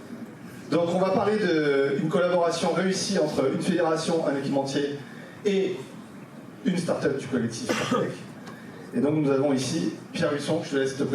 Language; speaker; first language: French; native; French